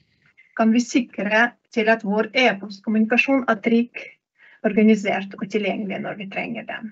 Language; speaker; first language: Norwegian; non-native, fluent; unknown